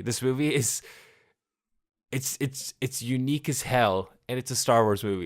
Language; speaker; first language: English; native; English